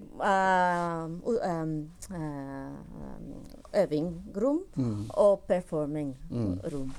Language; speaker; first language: Norwegian; non-native, learner; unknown